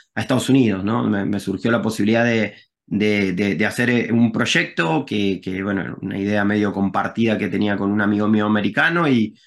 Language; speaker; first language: Spanish; native; Spanish